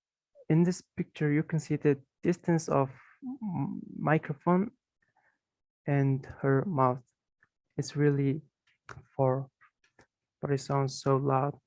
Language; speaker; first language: English; non-native, fluent; Mongolian